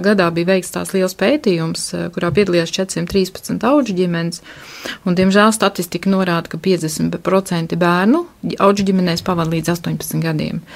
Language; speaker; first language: Latvian; native; Latvian